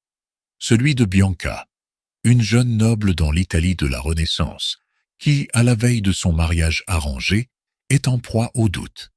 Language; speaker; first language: French; native; French